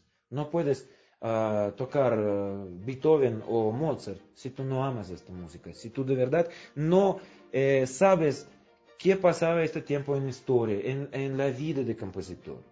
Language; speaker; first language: Spanish; non-native, fluent; Russian